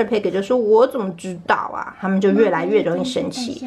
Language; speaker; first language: Chinese; native; Chinese